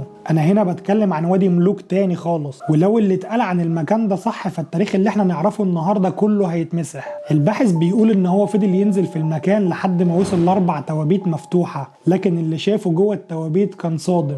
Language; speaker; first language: Arabic; native; Arabic